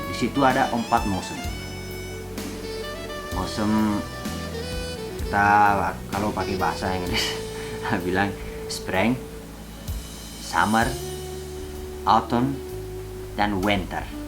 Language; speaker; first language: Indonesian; non-native, fluent; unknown